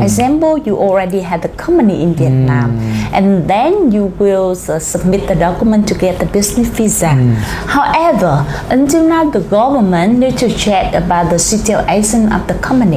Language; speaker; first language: English; non-native, learner; Vietnamese